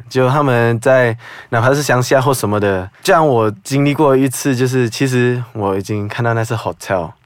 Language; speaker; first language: Chinese; non-native, fluent; Kazakh